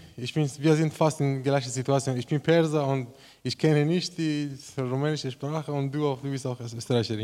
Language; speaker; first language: German; non-native, learner; Persian